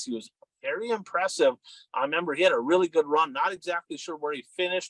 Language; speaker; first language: English; native; English